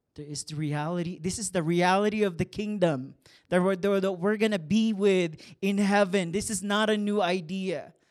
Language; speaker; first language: English; non-native, local second language; Filipino